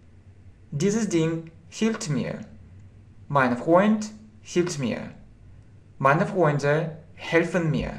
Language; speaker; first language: German; non-native, fluent; Russian